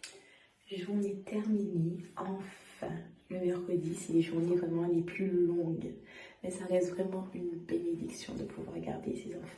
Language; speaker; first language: French; native; French